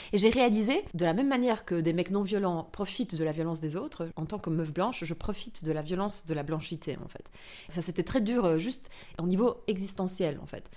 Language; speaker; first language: French; non-native, fluent; Albanian